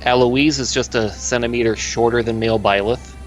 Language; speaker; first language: English; native; English